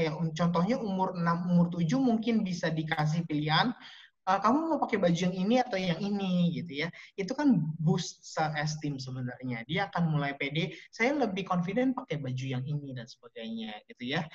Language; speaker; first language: Indonesian; native; Indonesian